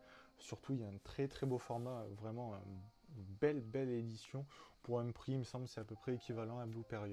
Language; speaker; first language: French; native; French